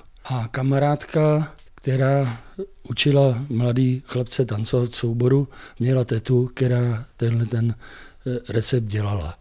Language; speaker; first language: Czech; native; Czech